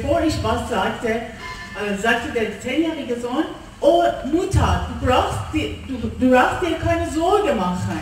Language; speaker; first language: German; non-native, fluent; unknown